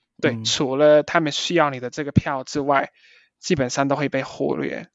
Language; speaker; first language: Chinese; early bilingual, heritage; Chinese